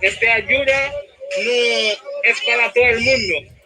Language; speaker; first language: Spanish; non-native, learner; Haitian Creole